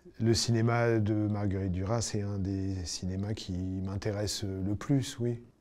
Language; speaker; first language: French; native; French